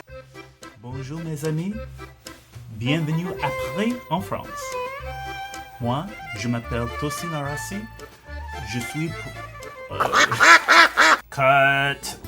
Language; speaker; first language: French; non-native, learner; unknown